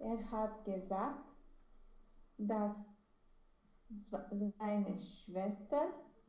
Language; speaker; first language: German; non-native, learner; Romanian